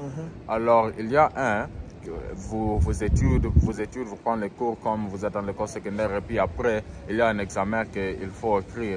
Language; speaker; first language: French; early bilingual, heritage; French